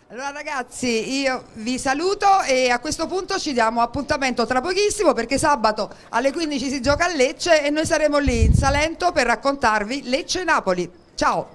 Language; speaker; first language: Italian; native; Italian